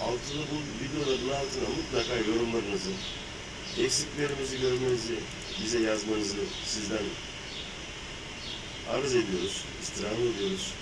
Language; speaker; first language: Turkish; native; Turkish